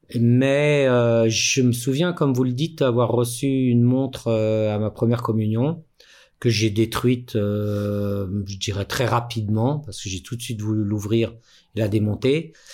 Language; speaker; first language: French; native; French